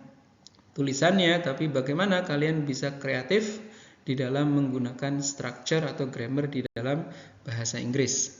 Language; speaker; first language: Indonesian; native; Indonesian